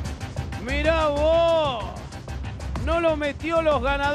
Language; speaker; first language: Spanish; native; Spanish